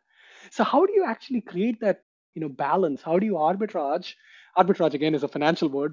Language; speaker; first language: English; non-native, local second language; Telugu